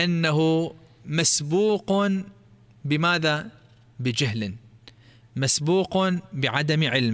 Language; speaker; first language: Arabic; native; Arabic